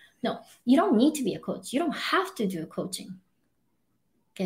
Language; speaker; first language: English; non-native, fluent; Japanese